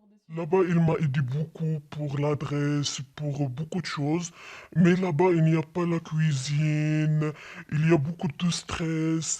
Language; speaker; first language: French; non-native, learner; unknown